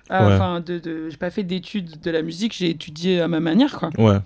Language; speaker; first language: French; native; French